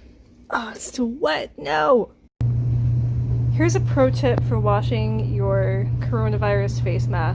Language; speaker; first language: English; native; English